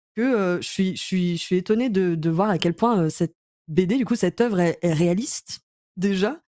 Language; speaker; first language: French; native; French